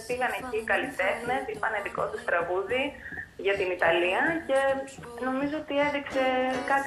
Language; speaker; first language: Greek; early bilingual, heritage; Greek